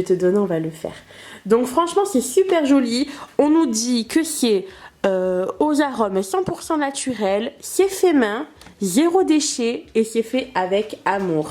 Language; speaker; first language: French; native; French